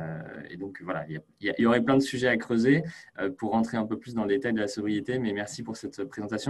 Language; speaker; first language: French; native; French